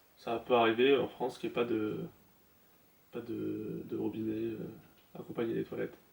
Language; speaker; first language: French; native; French